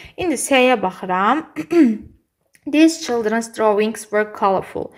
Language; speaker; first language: English; non-native, fluent; Azerbaijani